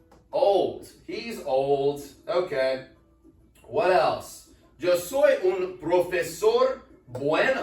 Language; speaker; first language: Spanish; non-native, learner; English